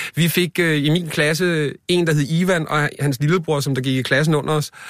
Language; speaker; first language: Danish; early bilingual, other home language; Spanish